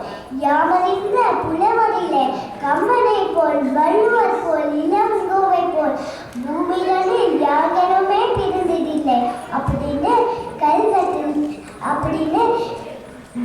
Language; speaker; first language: Tamil; early bilingual, heritage; Tamil